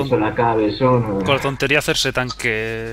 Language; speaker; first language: Spanish; native; Spanish